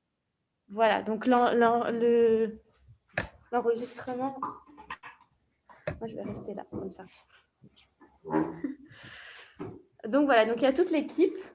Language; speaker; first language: French; native; French